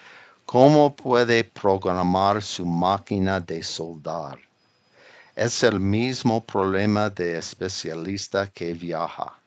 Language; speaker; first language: Spanish; non-native, fluent; English